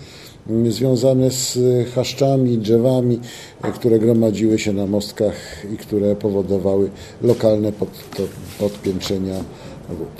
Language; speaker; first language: Polish; native; Polish